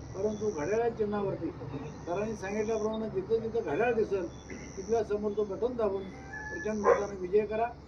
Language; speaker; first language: Marathi; native; Marathi